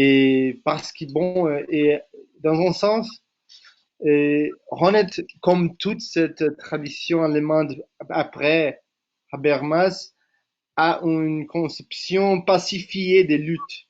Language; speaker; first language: French; non-native, fluent; Portuguese